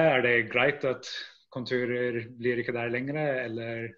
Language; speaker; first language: Norwegian; non-native, fluent; English